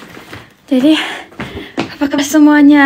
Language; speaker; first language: Indonesian; non-native, learner; Turkish